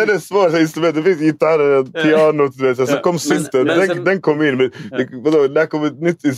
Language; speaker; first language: Swedish; native; Swedish